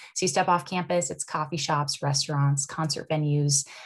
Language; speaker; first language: English; native; English